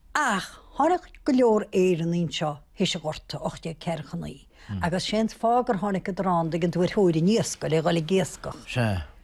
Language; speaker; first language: Irish; native; Irish